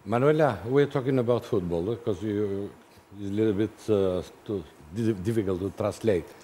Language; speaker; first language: English; non-native, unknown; Albanian